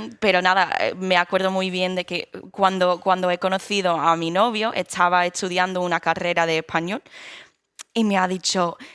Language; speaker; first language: Spanish; non-native, fluent; English